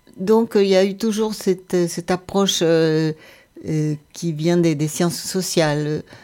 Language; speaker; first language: French; non-native, fluent; Spanish